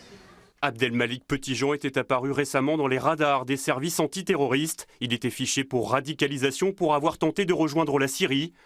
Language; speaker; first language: French; native; French